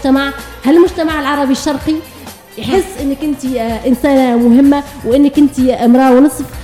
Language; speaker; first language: Arabic; native; Arabic